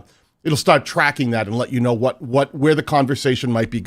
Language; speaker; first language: English; native; English